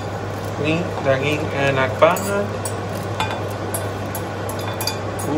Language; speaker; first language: Indonesian; non-native, learner; Spanish